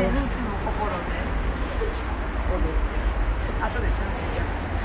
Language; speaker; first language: Japanese; native; Japanese